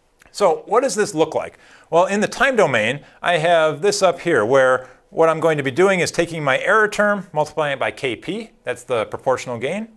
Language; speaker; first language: English; native; English